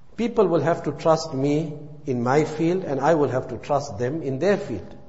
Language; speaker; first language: English; native; English